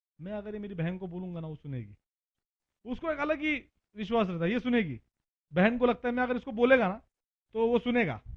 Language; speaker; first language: Hindi; non-native, local second language; Marathi